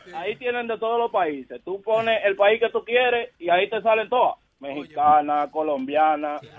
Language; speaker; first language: Spanish; early bilingual, heritage; Spanish